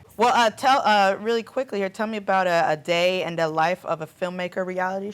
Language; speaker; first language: English; native; English